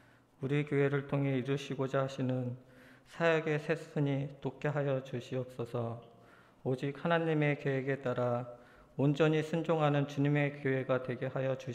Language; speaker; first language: Korean; native; Korean